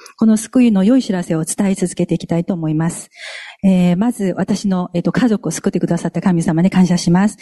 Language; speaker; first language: Japanese; non-native, fluent; Korean